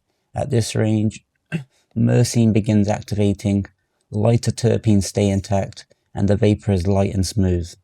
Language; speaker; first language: English; native; English